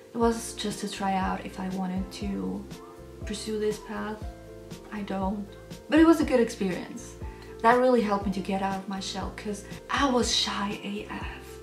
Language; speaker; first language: English; non-native, fluent; German